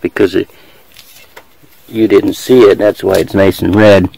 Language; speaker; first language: English; native; English